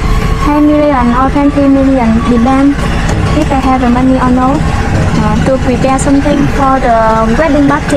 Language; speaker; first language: English; non-native, learner; Vietnamese